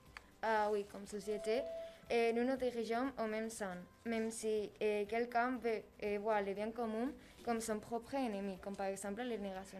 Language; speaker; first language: French; non-native, learner; Spanish